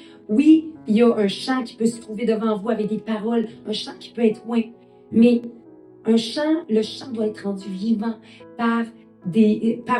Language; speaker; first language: French; native; French